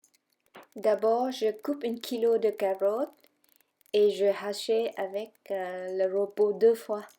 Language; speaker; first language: French; non-native, fluent; Vietnamese